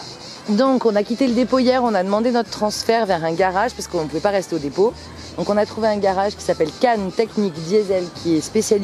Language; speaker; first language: French; native; French